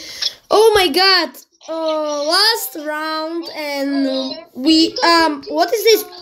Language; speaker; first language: English; non-native, learner; Russian